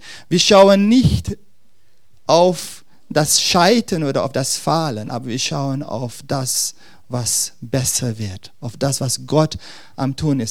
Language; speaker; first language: German; non-native, fluent; Dutch